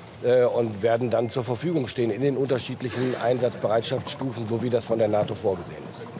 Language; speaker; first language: German; native; German